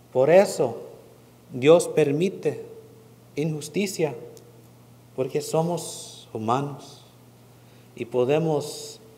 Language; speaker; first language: Spanish; non-native, fluent; English